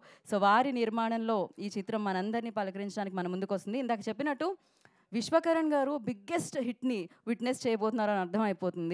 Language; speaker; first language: Telugu; native; Telugu